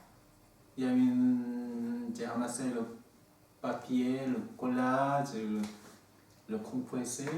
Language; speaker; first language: French; non-native, learner; Korean